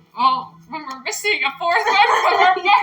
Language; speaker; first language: English; native; English